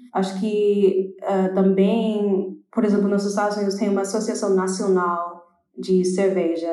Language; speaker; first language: Portuguese; non-native, fluent; English